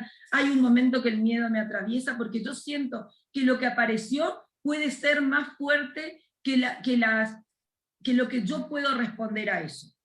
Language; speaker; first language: Spanish; native; Spanish